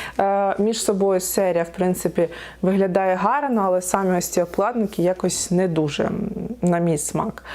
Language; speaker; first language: Ukrainian; non-native, local second language; Russian